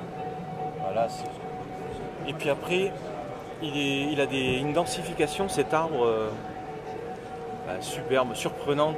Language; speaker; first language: French; native; French